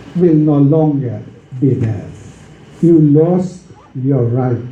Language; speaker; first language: English; non-native, local second language; Filipino